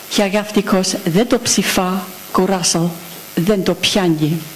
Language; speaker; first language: Greek; non-native, fluent; English